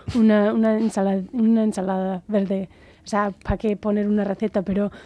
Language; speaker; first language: Spanish; non-native, fluent; English